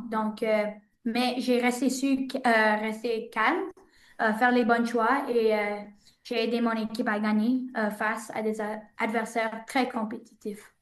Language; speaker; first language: French; non-native, learner; English